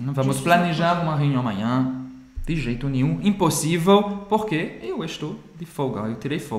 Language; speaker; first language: Portuguese; non-native, fluent; French